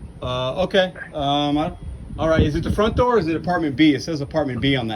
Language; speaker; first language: English; native; English